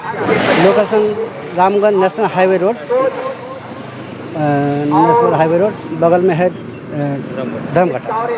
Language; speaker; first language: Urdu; non-native, local second language; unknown